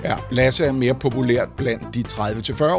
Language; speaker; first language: Danish; native; Danish